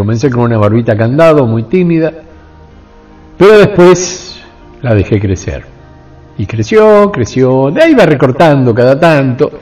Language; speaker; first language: Spanish; native; Spanish